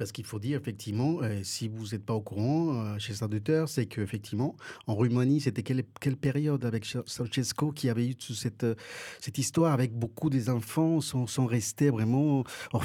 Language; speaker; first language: French; non-native, fluent; Spanish